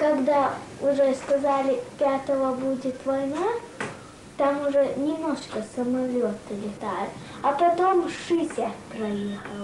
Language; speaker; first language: Russian; non-native, local second language; Chechen